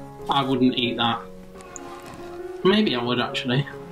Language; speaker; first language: English; native; English